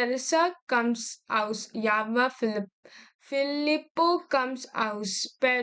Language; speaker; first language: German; non-native, learner; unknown